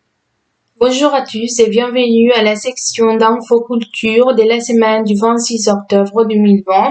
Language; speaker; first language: French; non-native, fluent; Spanish